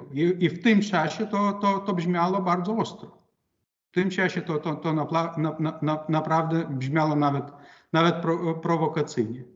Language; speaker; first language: Polish; non-native, fluent; Lithuanian